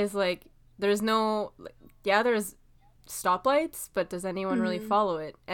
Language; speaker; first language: English; non-native, local second language; Filipino